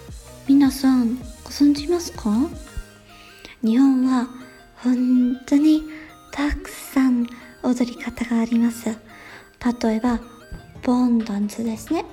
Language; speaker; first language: Japanese; non-native, learner; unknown